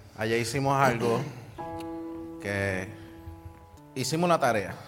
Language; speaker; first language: Spanish; native; Spanish